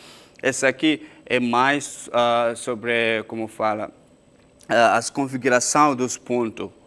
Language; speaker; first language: Portuguese; non-native, fluent; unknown